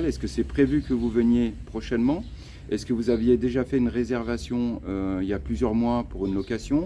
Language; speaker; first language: French; native; French